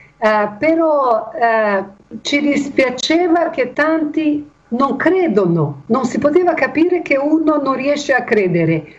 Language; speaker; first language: Italian; non-native, fluent; Bosnian